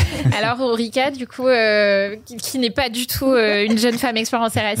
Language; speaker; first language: French; native; French